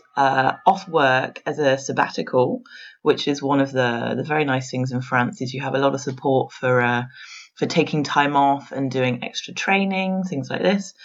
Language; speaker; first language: English; native; English